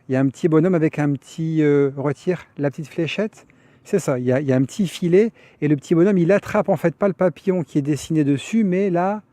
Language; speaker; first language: French; native; French